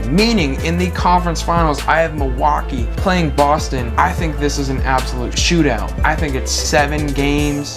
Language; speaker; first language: English; native; English